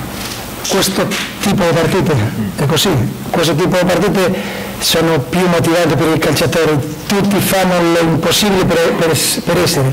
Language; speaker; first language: Italian; non-native, learner; Spanish